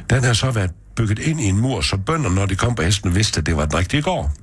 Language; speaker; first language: Danish; native; Danish